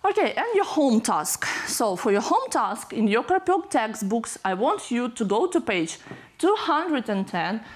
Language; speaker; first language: English; non-native, fluent; Ukrainian